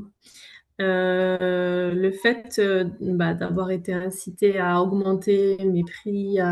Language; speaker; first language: French; native; French